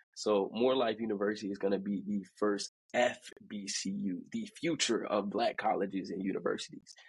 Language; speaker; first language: English; early bilingual, other home language; Haitian Creole